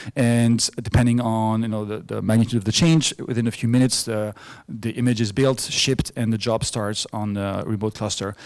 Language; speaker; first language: English; non-native, fluent; French